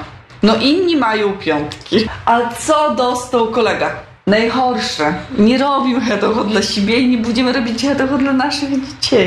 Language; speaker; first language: Polish; non-native, local second language; Ukrainian